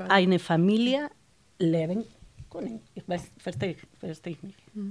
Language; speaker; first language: German; non-native, learner; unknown